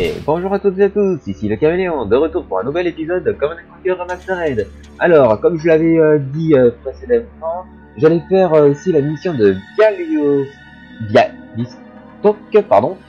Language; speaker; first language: French; native; French